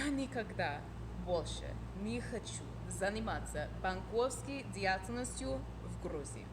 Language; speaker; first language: Russian; non-native, fluent; English